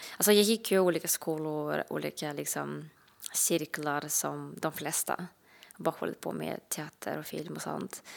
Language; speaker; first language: Swedish; non-native, fluent; Russian